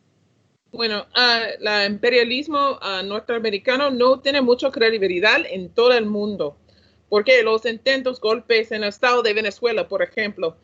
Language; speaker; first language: Spanish; non-native, learner; English